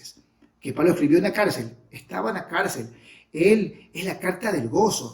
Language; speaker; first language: Spanish; native; Spanish